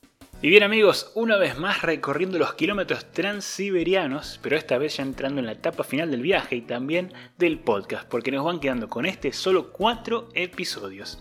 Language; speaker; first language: Spanish; native; Spanish